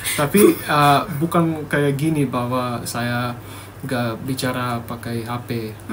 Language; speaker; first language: Indonesian; non-native, fluent; Bangla